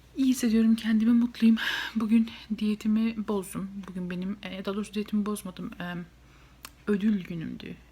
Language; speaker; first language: Turkish; native; Turkish